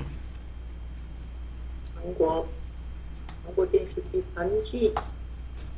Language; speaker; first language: Chinese; non-native, learner; Korean